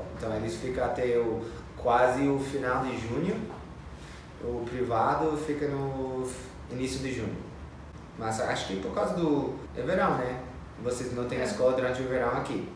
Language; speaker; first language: Portuguese; non-native, fluent; English